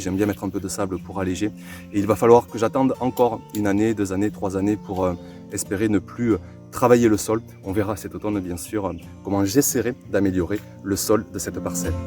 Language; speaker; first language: French; native; French